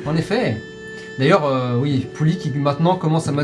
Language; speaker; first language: French; native; French